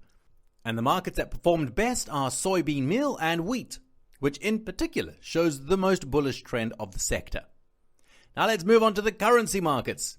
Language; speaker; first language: English; non-native, fluent; Italian